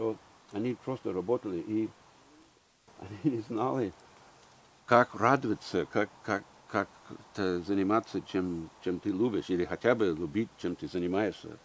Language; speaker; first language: Russian; early bilingual, heritage; English